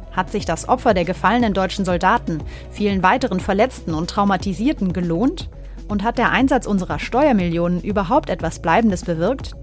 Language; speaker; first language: German; native; German